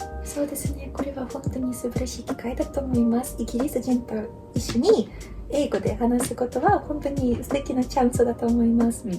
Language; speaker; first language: Japanese; non-native, learner; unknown